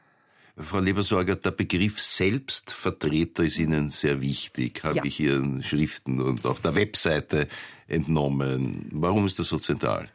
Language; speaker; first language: German; native; German